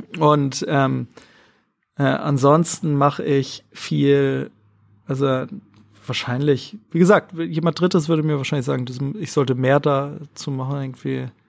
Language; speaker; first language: German; native; German